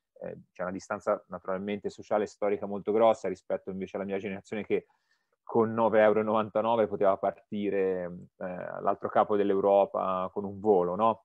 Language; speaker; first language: Italian; native; Italian